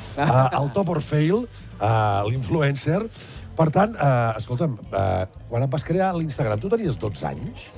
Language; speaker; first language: Catalan; native; Catalan